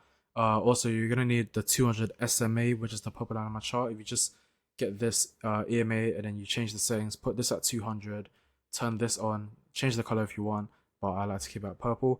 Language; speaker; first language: English; native; English